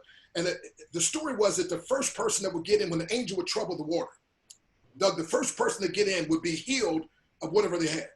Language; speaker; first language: English; native; English